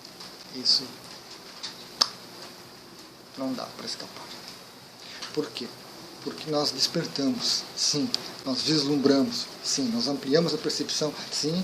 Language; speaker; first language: Portuguese; native; Portuguese